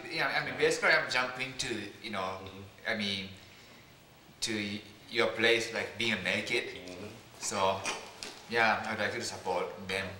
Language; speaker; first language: English; non-native, fluent; Japanese